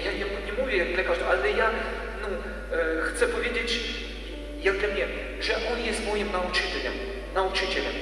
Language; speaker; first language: Polish; non-native, learner; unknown